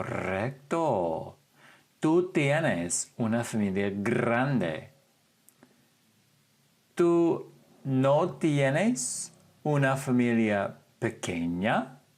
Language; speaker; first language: Spanish; non-native, fluent; English